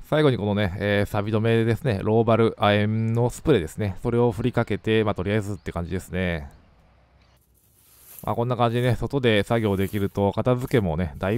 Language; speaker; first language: Japanese; native; Japanese